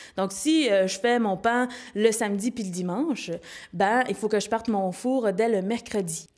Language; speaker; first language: French; native; French